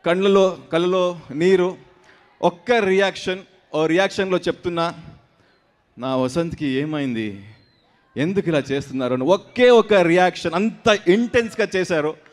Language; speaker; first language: Telugu; non-native, learner; Kannada